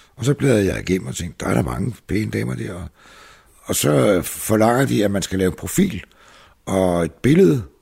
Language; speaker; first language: Danish; native; Danish